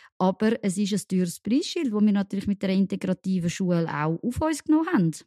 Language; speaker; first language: German; early bilingual, other home language; French